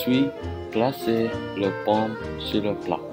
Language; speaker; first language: French; non-native, learner; English